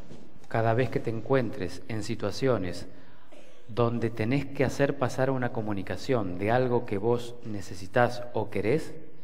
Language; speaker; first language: Spanish; native; Spanish